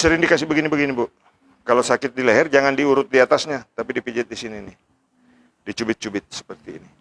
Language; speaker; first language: Indonesian; native; Indonesian